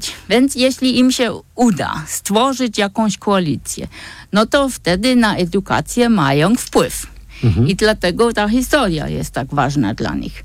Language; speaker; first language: Polish; non-native, fluent; German